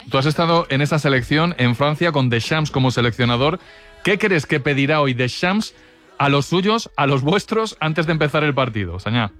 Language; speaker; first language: Spanish; native; Spanish